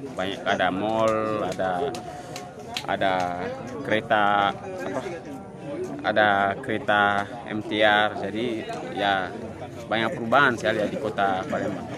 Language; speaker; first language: Indonesian; non-native, learner; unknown